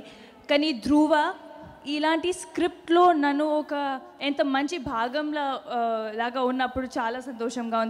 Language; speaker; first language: Telugu; non-native, fluent; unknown